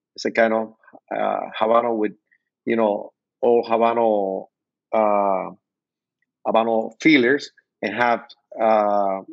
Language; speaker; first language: English; non-native, learner; Spanish